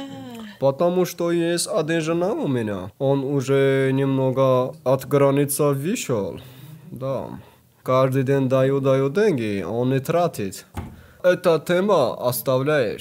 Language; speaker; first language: Russian; non-native, learner; Tajik